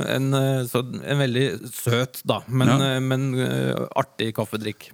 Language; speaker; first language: Norwegian; native; Norwegian